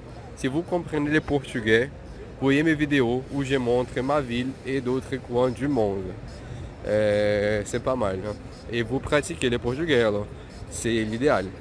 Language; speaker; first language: French; non-native, fluent; Portuguese